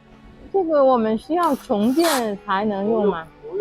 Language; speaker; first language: Chinese; non-native, fluent; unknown